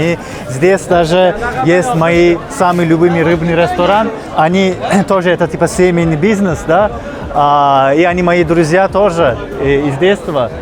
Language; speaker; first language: Russian; non-native, fluent; Turkish